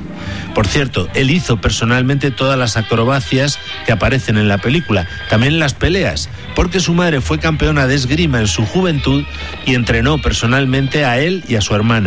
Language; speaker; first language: Spanish; native; Spanish